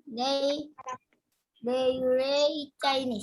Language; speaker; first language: English; non-native, learner; Indonesian